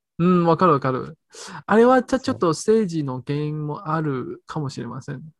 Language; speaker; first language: Japanese; non-native, fluent; Chinese